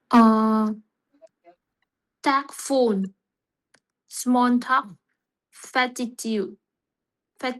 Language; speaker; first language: English; non-native, learner; Vietnamese